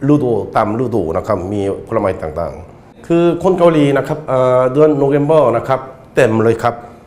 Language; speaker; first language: Thai; non-native, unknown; Korean